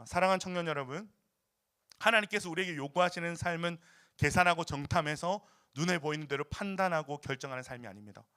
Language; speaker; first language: Korean; native; Korean